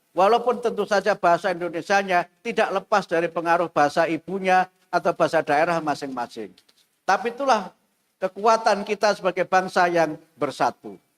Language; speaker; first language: Indonesian; non-native, local second language; Javanese